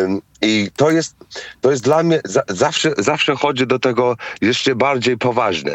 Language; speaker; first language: Polish; non-native, fluent; English